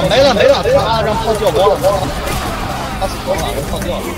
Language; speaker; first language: Chinese; native; Chinese